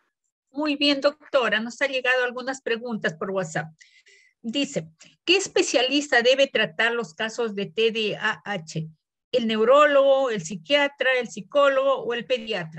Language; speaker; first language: Spanish; native; Spanish